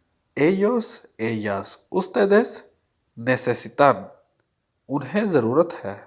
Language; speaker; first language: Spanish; non-native, fluent; Urdu